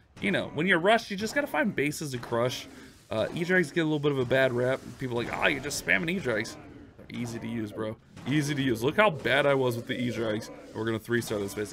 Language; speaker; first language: English; native; English